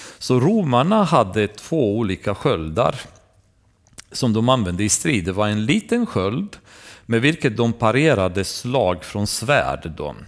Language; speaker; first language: Swedish; non-native, fluent; Romanian